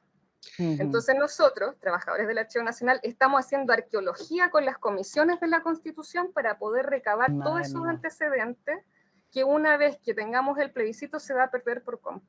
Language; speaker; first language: Spanish; native; Spanish